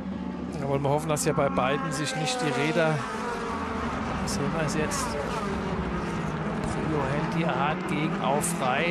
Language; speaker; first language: German; native; German